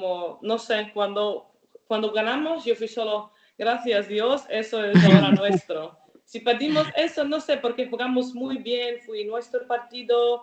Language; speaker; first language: Spanish; non-native, learner; Croatian